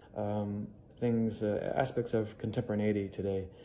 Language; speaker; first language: English; native; English